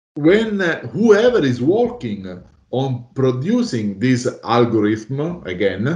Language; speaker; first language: English; non-native, fluent; Italian